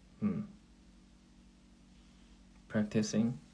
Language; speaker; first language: English; non-native, learner; Korean